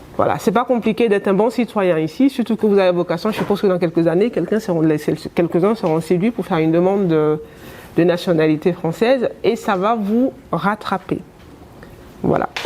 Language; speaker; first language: French; non-native, local second language; Wolof